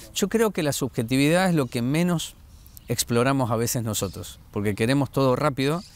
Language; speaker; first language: Spanish; native; Spanish